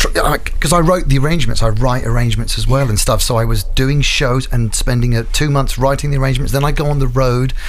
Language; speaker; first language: English; native; English